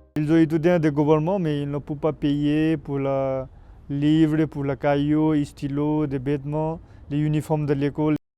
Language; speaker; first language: French; non-native, learner; Nepali